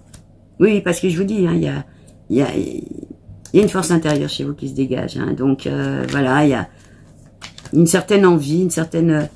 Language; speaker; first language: French; native; French